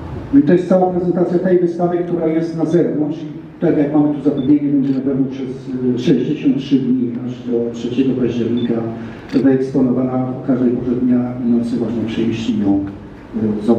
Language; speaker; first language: Polish; native; Polish